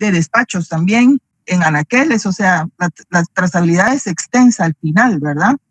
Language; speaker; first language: Spanish; native; Spanish